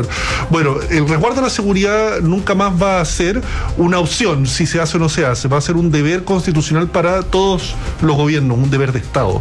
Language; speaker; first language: Spanish; native; Spanish